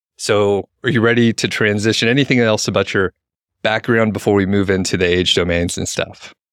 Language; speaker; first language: English; native; English